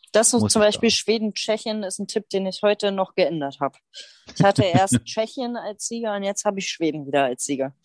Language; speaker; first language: German; native; German